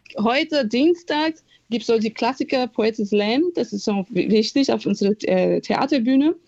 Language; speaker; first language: German; non-native, fluent; Portuguese